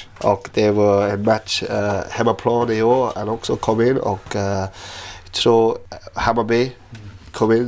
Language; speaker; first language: Swedish; non-native, learner; English